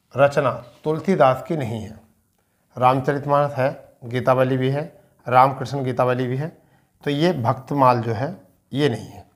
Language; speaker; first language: Hindi; native; Hindi